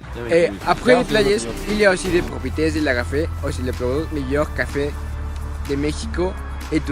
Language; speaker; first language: French; non-native, learner; Spanish